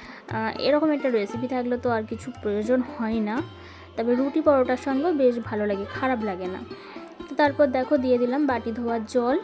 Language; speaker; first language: Bangla; native; Bangla